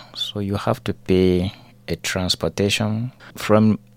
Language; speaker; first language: English; non-native, local second language; Hausa